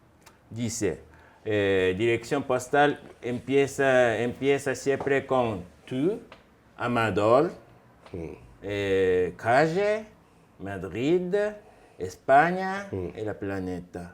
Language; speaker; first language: Spanish; non-native, fluent; Japanese